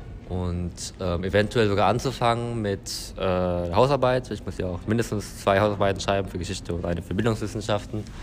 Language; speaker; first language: German; native; German